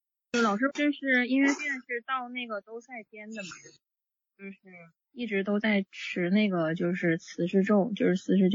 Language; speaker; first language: Chinese; native; Chinese